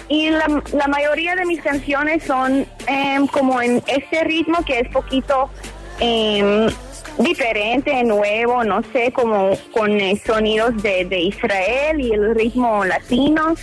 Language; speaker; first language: Spanish; early bilingual, heritage; Hebrew